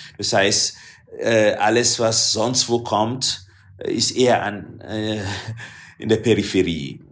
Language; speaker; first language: German; non-native, fluent; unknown